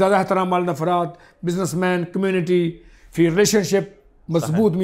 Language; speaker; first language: Arabic; non-native, learner; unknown